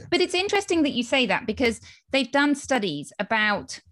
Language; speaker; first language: English; native; English